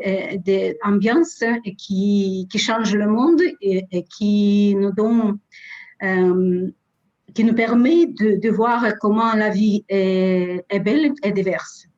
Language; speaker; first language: French; non-native, fluent; Russian